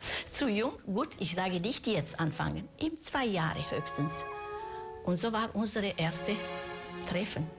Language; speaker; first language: German; non-native, fluent; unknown